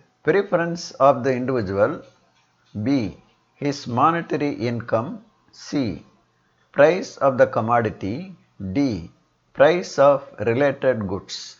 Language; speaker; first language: English; non-native, local second language; Tamil